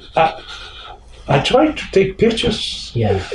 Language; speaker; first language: English; non-native, fluent; French